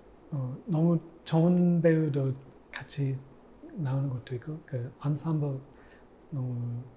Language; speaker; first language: Korean; non-native, fluent; English